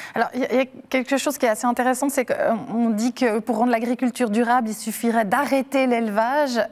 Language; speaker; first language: French; native; French